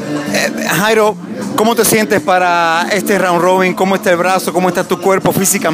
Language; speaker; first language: Spanish; native; Spanish